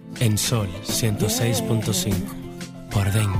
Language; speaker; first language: Spanish; native; Spanish